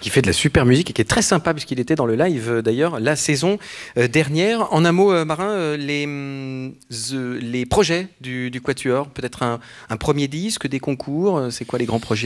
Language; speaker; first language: French; native; French